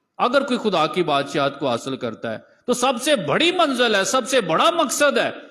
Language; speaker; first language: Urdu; non-native, local second language; Punjabi